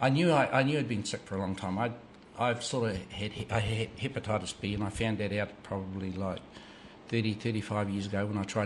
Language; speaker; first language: English; native; English